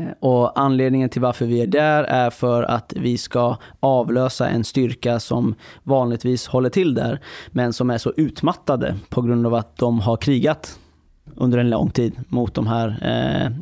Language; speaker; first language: Swedish; early bilingual, other home language; Persian